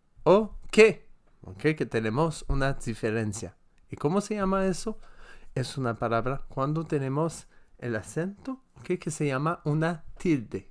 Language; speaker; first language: Spanish; non-native, learner; French